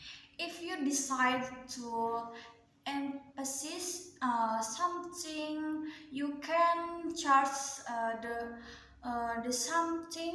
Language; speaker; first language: English; non-native, learner; Indonesian